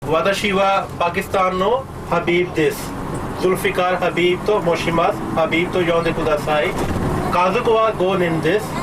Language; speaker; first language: Japanese; non-native, learner; Urdu